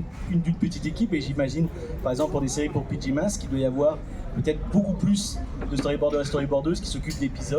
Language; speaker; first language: French; native; French